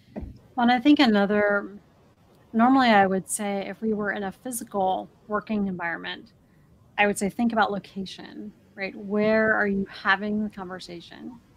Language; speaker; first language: English; native; English